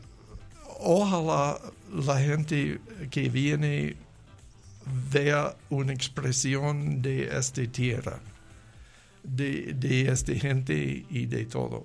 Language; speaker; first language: Spanish; non-native, learner; English